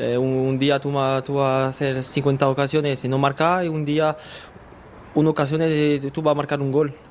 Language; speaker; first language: Spanish; non-native, learner; French